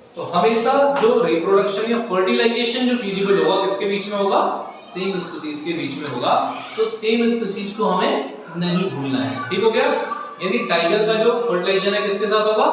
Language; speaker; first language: Hindi; native; Hindi